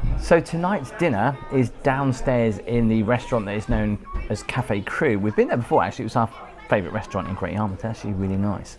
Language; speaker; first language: English; native; English